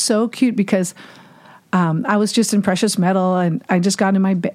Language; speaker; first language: English; non-native, fluent; German